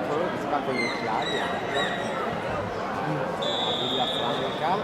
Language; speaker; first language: Italian; native; Italian